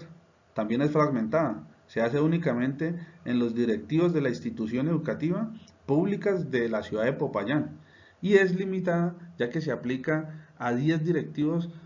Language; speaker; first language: Spanish; native; Spanish